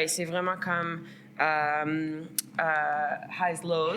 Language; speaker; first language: French; non-native, local second language; English